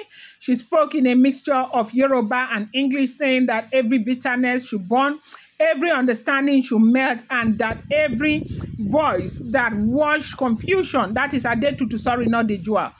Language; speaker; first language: English; non-native, local second language; Yoruba